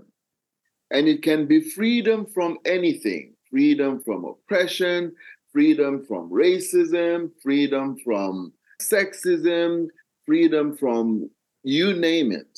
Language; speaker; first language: English; non-native, local second language; Nyanja